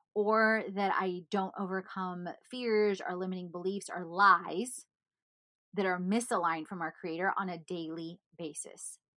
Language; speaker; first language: English; early bilingual, other home language; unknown